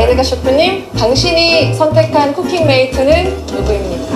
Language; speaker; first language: Korean; native; Korean